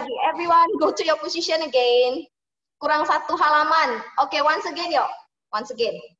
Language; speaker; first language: English; non-native, fluent; Indonesian